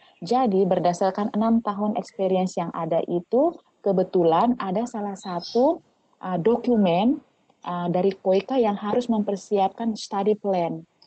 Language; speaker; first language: Indonesian; non-native, local second language; Tetum